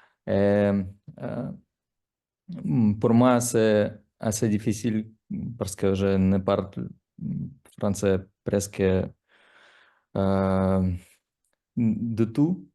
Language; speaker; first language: French; non-native, learner; Russian